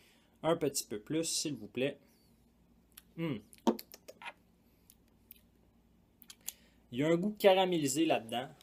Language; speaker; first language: French; native; French